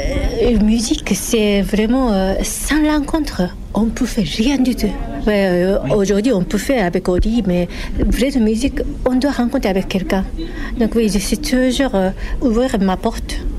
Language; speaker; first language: French; non-native, fluent; Japanese